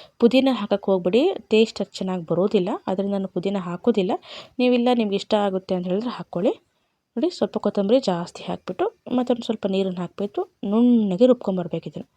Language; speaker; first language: Kannada; non-native, local second language; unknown